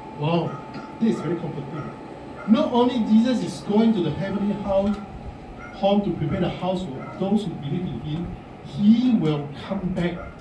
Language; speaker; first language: English; non-native, local second language; Min Nan Chinese